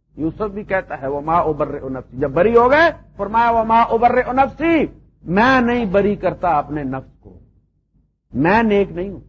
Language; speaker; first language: Urdu; non-native, local second language; Punjabi